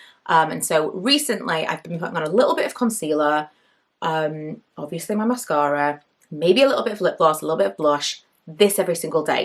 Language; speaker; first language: English; native; English